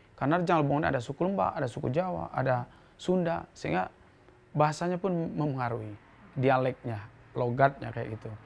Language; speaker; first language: Indonesian; non-native, local second language; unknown